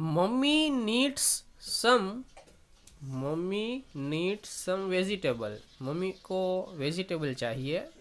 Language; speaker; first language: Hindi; non-native, local second language; Gujarati